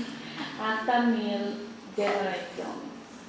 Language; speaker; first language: Spanish; non-native, learner; English